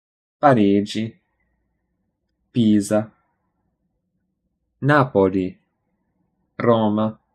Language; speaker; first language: Italian; non-native, learner; English